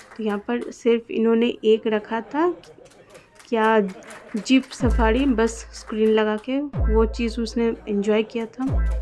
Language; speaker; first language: Hindi; non-native, local second language; Bangla